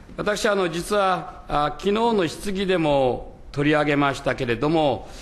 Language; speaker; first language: Japanese; native; Japanese